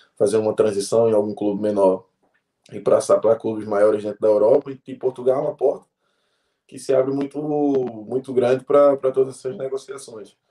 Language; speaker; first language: Portuguese; native; Portuguese